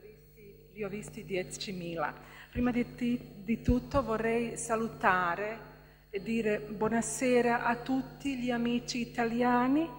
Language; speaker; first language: Italian; non-native, fluent; Bosnian